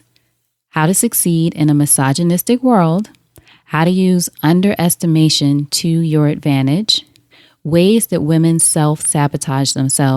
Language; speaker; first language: English; native; English